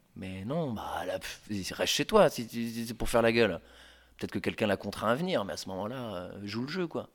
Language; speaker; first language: French; native; French